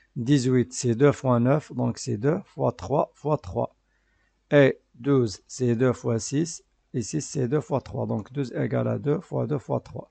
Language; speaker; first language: French; non-native, local second language; Arabic